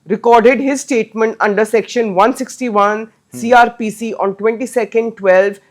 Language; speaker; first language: English; non-native, local second language; Punjabi